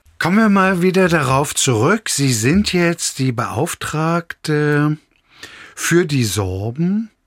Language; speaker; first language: German; native; German